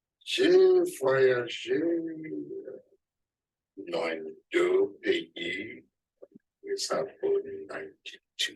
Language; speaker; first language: French; non-native, learner; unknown